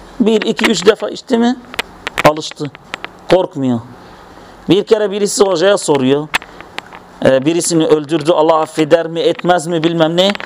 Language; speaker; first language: Turkish; non-native, fluent; Arabic